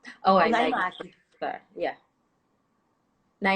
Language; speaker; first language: English; non-native, fluent; Spanish